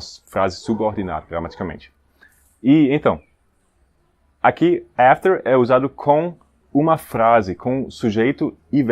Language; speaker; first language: Portuguese; non-native, fluent; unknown